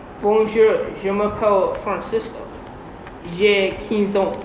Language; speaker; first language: French; non-native, learner; English